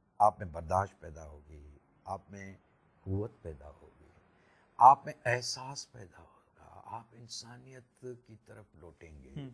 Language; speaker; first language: Urdu; non-native, local second language; Sindhi